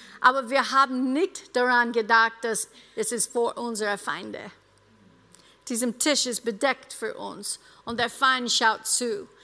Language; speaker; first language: German; non-native, fluent; English